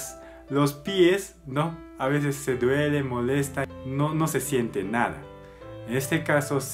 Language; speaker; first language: Spanish; non-native, learner; Japanese